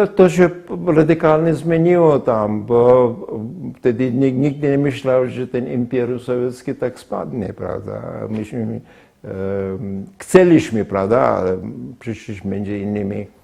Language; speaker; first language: Polish; non-native, fluent; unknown